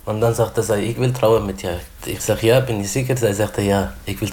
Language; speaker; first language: Dutch; non-native, learner; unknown